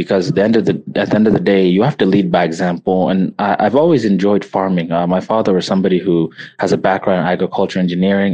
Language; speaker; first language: English; native; English